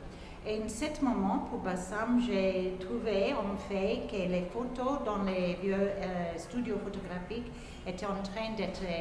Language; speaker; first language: French; non-native, fluent; English